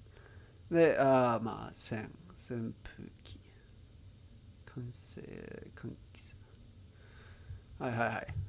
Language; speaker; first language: Japanese; non-native, learner; English